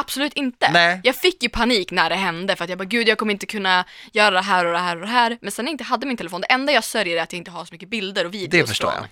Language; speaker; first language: Swedish; native; Swedish